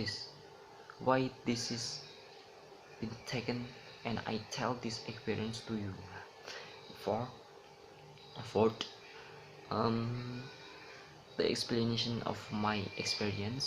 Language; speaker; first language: English; non-native, learner; Indonesian